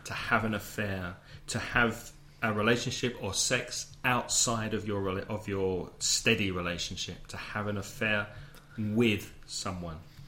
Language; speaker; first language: English; native; English